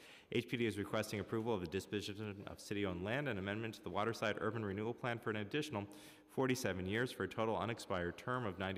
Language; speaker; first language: English; native; English